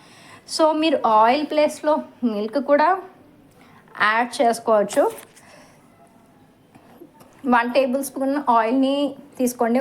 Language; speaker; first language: Telugu; native; Telugu